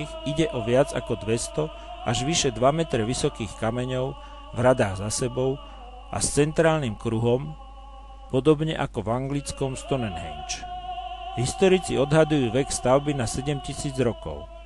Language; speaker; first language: Slovak; native; Slovak